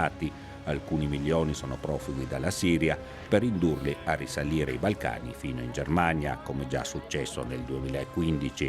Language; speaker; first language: Italian; native; Italian